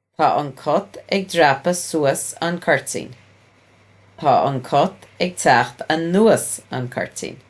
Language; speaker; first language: Irish; native; Irish